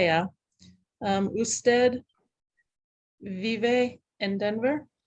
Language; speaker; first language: Spanish; non-native, learner; English